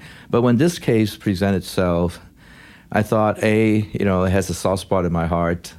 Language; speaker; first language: English; non-native, local second language; Cantonese